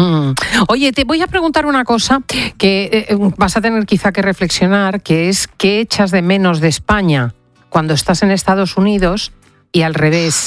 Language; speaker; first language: Spanish; native; Spanish